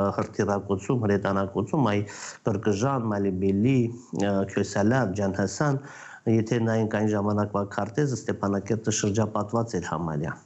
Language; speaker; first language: Armenian; native; Armenian